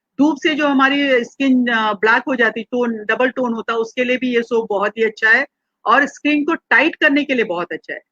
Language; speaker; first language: Hindi; non-native, local second language; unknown